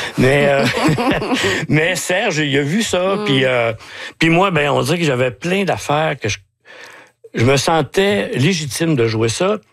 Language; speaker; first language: French; native; French